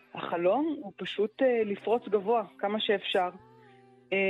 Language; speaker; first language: Hebrew; early bilingual, other home language; Arabic